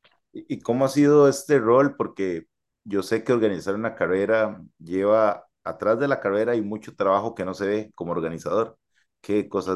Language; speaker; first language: Spanish; native; Spanish